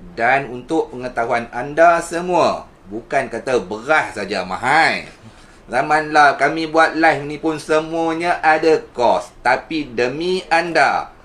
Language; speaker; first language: Malay; native; Malay